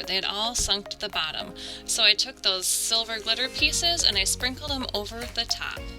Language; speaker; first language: English; native; English